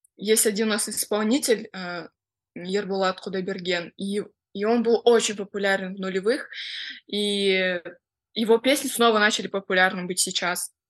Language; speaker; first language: Russian; native; Russian